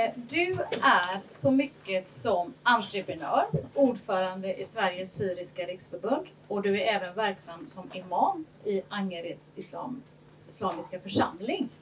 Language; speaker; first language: Swedish; native; Swedish